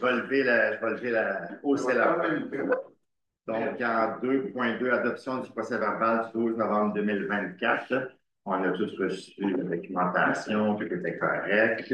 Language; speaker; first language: French; native; French